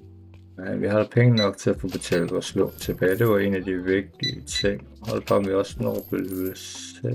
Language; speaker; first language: Danish; native; Danish